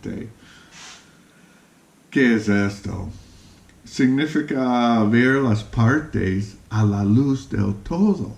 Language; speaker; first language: Spanish; non-native, fluent; English